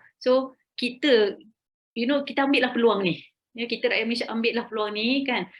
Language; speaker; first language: Malay; native; Malay